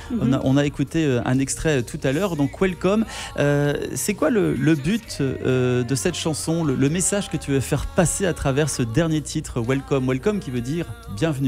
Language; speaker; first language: French; native; French